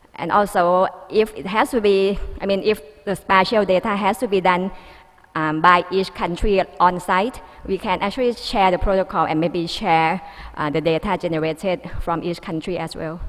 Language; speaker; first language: English; non-native, fluent; Thai